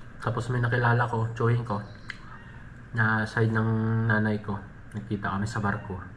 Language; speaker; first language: Filipino; non-native, local second language; Cebuano